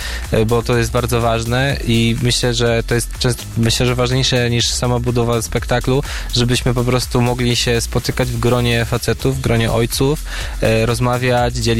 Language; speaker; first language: Polish; native; Polish